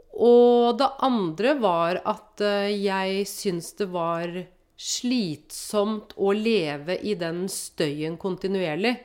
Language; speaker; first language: Norwegian; native; Norwegian